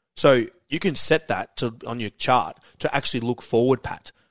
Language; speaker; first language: English; native; English